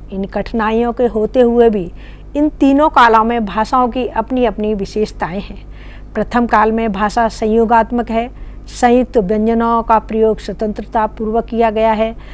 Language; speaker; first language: Hindi; native; Hindi